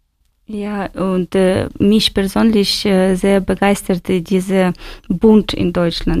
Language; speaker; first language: German; non-native, fluent; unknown